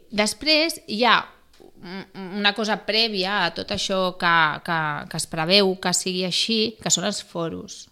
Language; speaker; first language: Catalan; non-native, local second language; Spanish